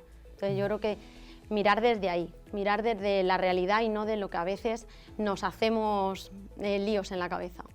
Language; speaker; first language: Spanish; native; Spanish